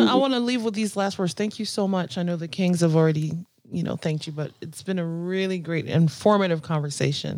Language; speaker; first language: English; non-native, local second language; Akan